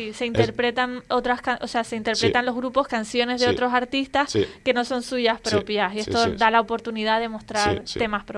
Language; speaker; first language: Spanish; native; Spanish